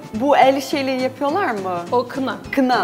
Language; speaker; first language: Turkish; non-native, learner; Portuguese